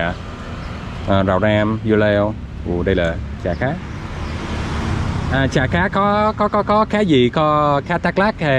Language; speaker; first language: Vietnamese; non-native, learner; English